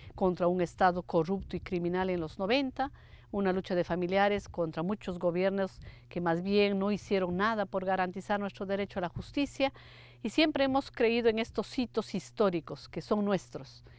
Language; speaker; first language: Spanish; native; Spanish